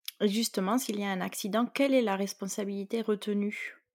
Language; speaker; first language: French; native; French